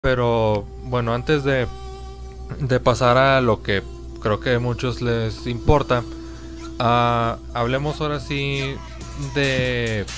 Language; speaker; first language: Spanish; native; Spanish